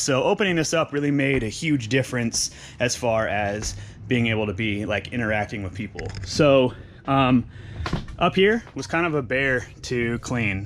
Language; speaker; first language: English; native; English